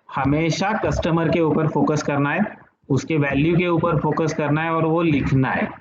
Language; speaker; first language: Hindi; non-native, local second language; Marathi